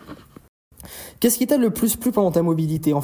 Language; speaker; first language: French; native; French